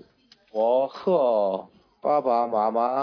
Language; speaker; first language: Chinese; non-native, learner; Korean